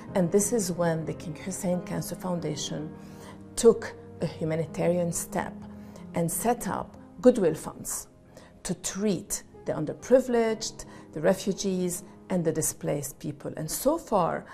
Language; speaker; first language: English; non-native, fluent; Arabic